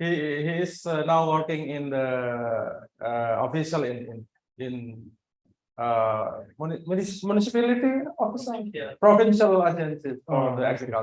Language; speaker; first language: English; non-native, learner; Indonesian